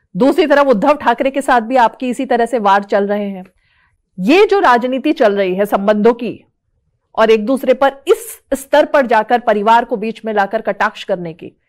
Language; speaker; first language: Hindi; native; Hindi